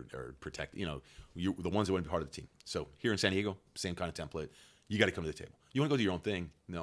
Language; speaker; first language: English; native; English